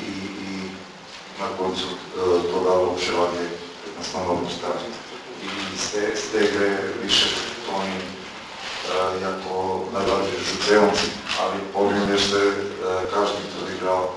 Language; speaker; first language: Polish; non-native, fluent; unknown